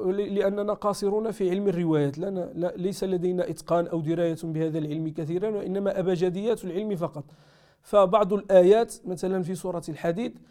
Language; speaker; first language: Arabic; native; Arabic